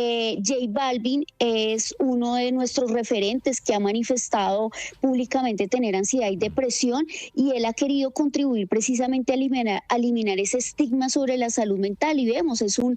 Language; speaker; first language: Spanish; native; Spanish